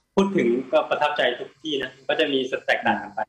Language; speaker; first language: Thai; native; Thai